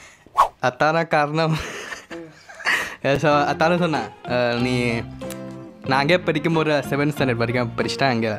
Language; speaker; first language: Tamil; non-native, learner; Thai